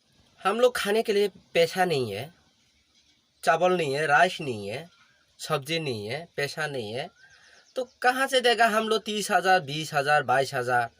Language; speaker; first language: Hindi; non-native, local second language; Kok Borok